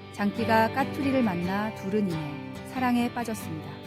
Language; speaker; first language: Korean; native; Korean